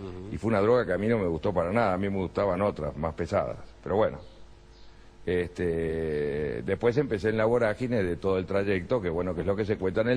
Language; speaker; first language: Spanish; native; Spanish